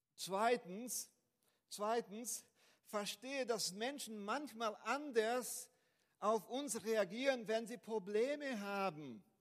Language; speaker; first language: German; non-native, fluent; Portuguese